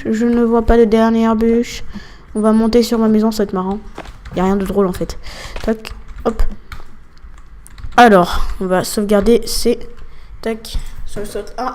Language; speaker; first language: French; native; French